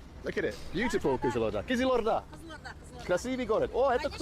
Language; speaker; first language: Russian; non-native, fluent; English